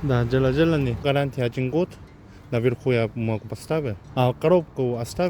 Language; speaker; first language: Russian; non-native, learner; Korean